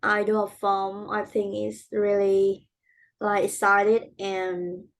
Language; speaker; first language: English; non-native, learner; Vietnamese